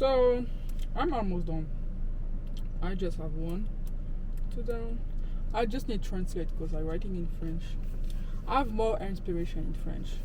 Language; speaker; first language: English; non-native, learner; Haitian Creole